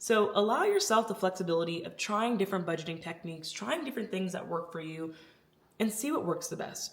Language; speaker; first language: English; native; English